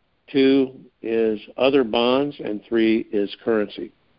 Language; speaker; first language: English; native; English